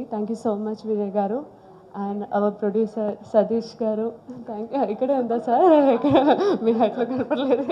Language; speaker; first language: Telugu; non-native, learner; Malayalam